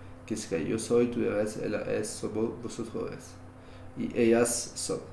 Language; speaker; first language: Spanish; non-native, learner; French